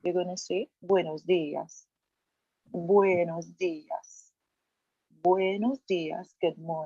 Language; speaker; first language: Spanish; non-native, fluent; English